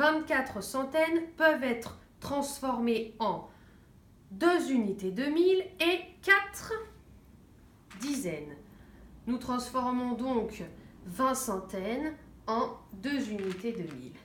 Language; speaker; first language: French; native; French